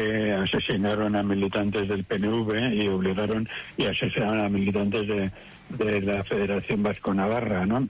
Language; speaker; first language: Spanish; native; Spanish